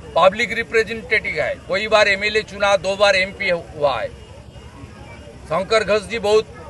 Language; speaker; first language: Hindi; non-native, local second language; Bangla